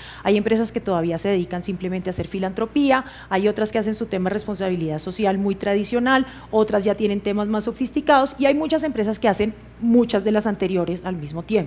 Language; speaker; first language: Spanish; native; Spanish